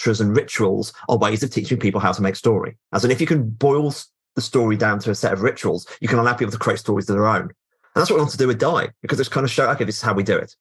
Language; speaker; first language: English; native; English